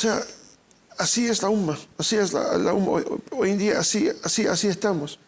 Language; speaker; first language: Spanish; non-native, fluent; Portuguese